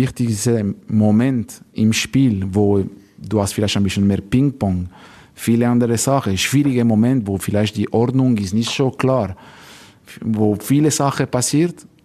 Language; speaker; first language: German; non-native, local second language; French